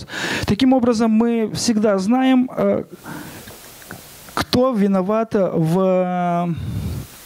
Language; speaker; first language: Russian; non-native, local second language; Ukrainian